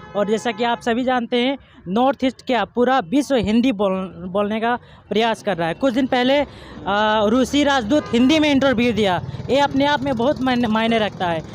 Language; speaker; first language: Hindi; non-native, local second language; Assamese